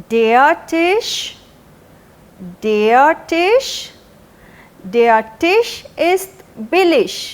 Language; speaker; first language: German; non-native, fluent; Hindi